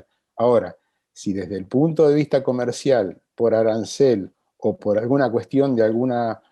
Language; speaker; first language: Spanish; native; Spanish